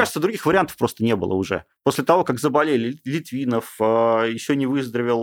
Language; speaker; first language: Russian; native; Russian